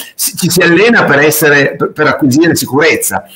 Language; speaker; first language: Italian; native; Italian